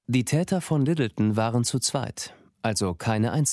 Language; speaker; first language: German; native; German